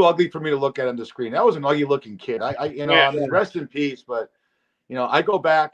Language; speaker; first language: English; native; English